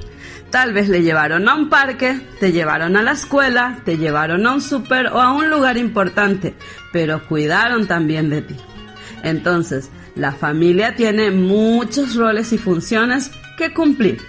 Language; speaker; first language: Spanish; native; Spanish